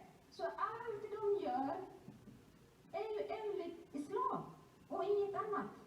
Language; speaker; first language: Swedish; non-native, fluent; Somali